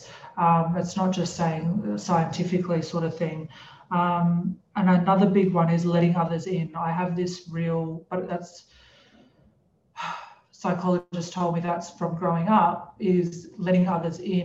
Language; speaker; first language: English; native; English